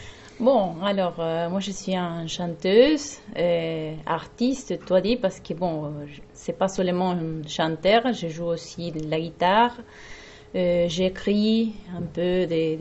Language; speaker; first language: French; non-native, fluent; Spanish